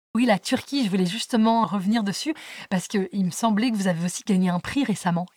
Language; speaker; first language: French; native; French